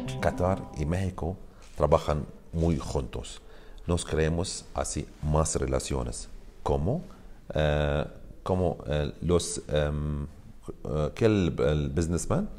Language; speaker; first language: Spanish; non-native, learner; Arabic